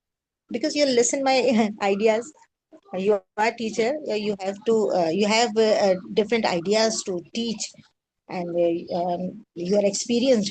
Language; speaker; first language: English; non-native, learner; Urdu